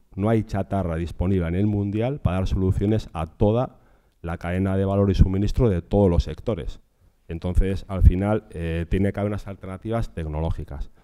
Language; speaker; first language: Spanish; non-native, local second language; Basque